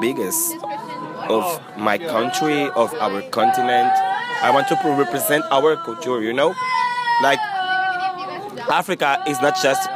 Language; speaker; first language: English; non-native, fluent; Portuguese